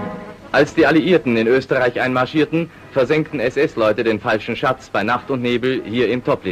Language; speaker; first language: German; native; German